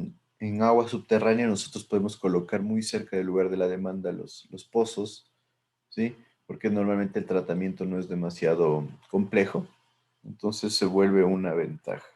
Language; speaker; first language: Spanish; native; Spanish